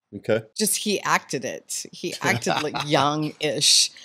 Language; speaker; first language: English; native; English